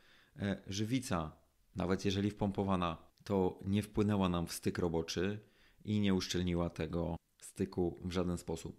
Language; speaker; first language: Polish; native; Polish